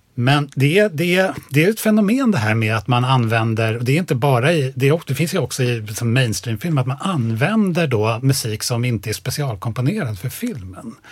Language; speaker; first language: Swedish; native; Swedish